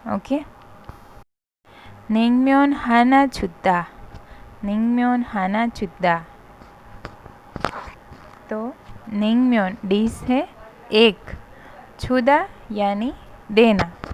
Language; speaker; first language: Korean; non-native, fluent; Hindi